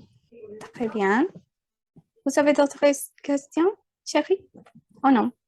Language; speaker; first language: French; non-native, fluent; Spanish